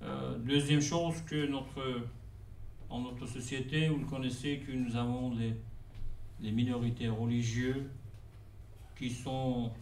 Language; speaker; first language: French; non-native, fluent; Persian